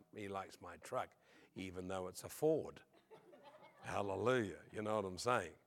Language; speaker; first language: English; native; English